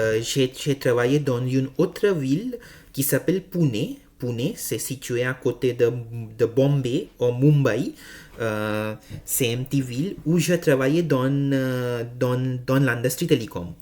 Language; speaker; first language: French; non-native, learner; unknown